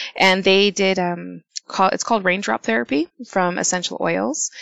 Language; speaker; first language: English; early bilingual, other home language; Spanish